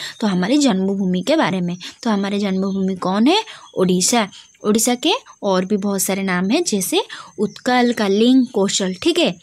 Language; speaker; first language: Hindi; non-native, local second language; Odia